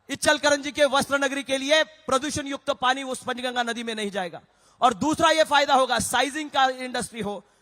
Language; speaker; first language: Hindi; non-native, local second language; Marathi